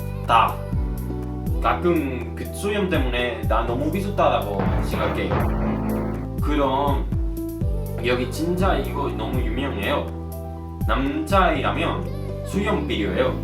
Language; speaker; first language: Korean; non-native, learner; Spanish